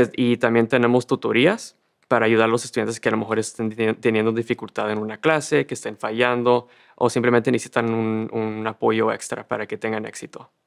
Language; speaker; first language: Spanish; early bilingual, heritage; Spanish